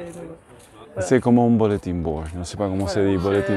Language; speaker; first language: French; non-native, learner; Spanish